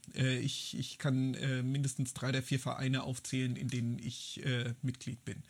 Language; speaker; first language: German; native; German